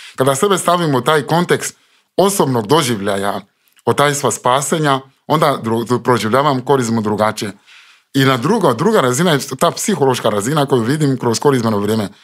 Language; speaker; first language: Croatian; non-native, fluent; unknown